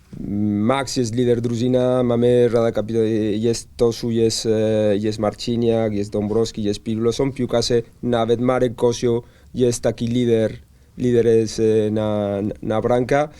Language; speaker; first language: Polish; non-native, learner; Spanish